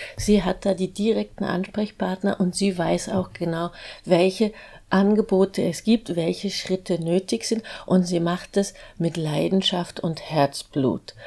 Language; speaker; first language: German; native; German